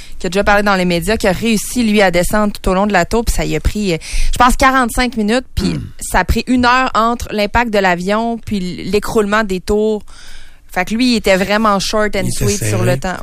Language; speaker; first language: French; native; French